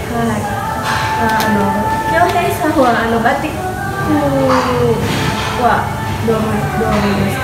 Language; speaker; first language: Japanese; non-native, learner; Indonesian